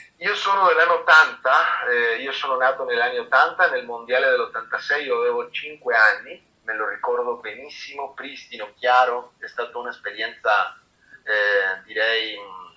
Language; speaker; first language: Italian; non-native, fluent; Spanish